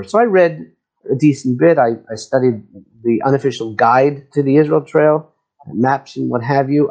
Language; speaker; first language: English; native; English